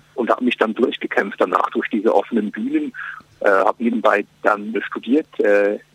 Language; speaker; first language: German; native; German